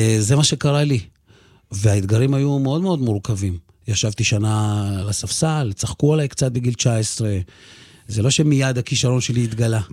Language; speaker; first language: Hebrew; early bilingual, other home language; Russian